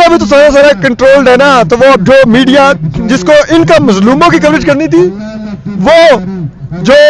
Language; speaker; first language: Urdu; native; Urdu